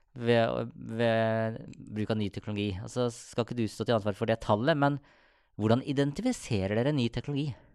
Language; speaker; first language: Norwegian; native; Norwegian